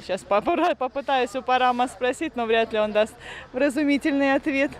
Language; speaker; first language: Russian; native; Russian